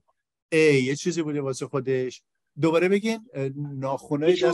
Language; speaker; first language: Persian; native; Persian